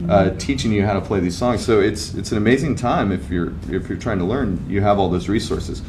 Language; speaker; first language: English; native; English